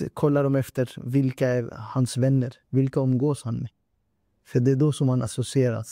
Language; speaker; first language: Swedish; non-native, fluent; Urdu